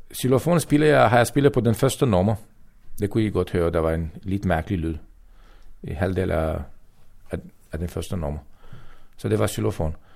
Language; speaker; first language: Danish; non-native, fluent; Romanian